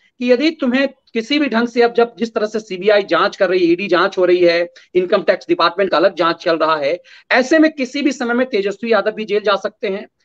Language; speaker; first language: Hindi; native; Hindi